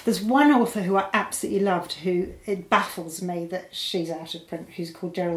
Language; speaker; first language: English; native; English